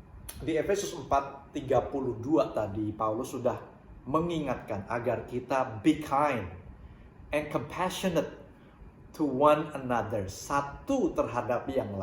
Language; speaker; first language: Indonesian; native; Indonesian